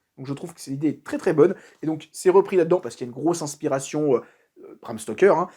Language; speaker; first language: French; native; French